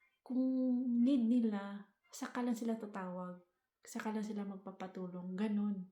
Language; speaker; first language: Filipino; non-native, local second language; Cebuano